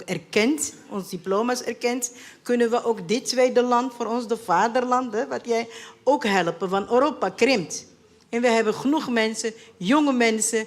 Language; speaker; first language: Dutch; non-native, fluent; Arabic